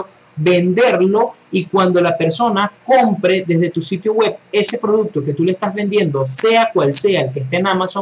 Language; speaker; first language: Spanish; native; Spanish